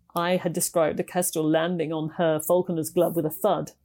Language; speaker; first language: English; native; English